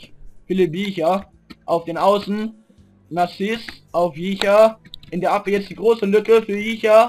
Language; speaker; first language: German; native; German